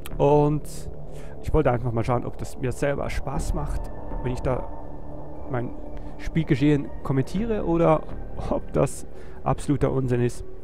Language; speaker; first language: German; non-native, fluent; Swiss German